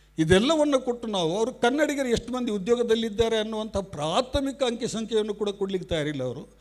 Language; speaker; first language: Kannada; non-native, local second language; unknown